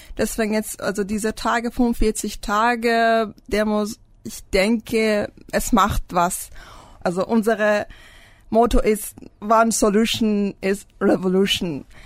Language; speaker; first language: German; non-native, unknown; Persian